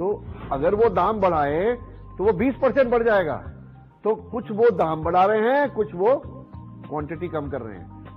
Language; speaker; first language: Hindi; native; Hindi